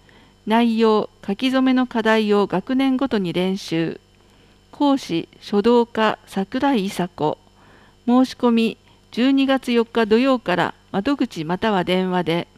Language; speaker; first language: Japanese; native; Japanese